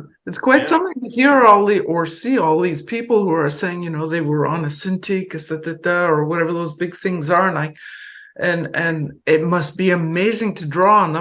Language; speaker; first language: English; non-native, fluent; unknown